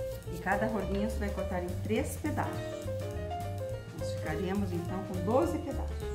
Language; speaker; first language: Portuguese; native; Portuguese